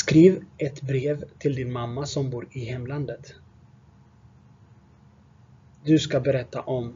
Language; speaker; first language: Swedish; non-native, fluent; Tigrinya